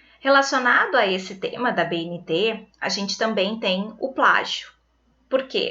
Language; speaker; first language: Portuguese; native; Portuguese